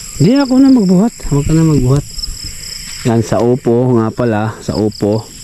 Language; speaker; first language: Filipino; non-native, local second language; Cebuano